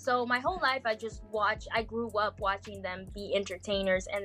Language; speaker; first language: English; non-native, fluent; Portuguese